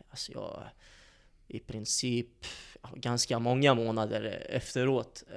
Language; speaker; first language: Swedish; early bilingual, other home language; Bosnian